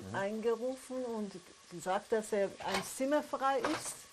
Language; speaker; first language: German; non-native, learner; Persian